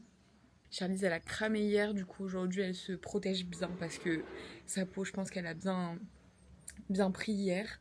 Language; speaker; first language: French; native; French